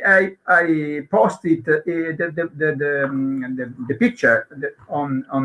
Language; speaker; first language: English; non-native, learner; Italian